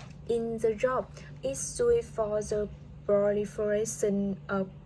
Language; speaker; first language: English; non-native, learner; Vietnamese